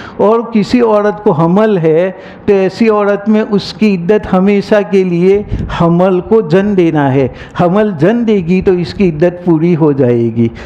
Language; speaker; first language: Urdu; non-native, local second language; Gujarati